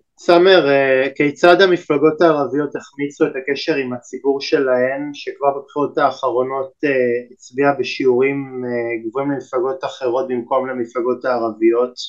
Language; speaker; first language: Hebrew; native; Hebrew